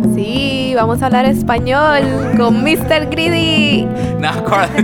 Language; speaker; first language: English; non-native, fluent; Spanish